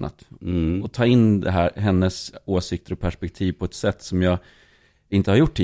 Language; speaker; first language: Swedish; native; Swedish